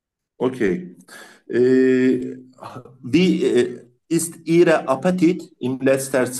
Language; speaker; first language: German; non-native, learner; Turkish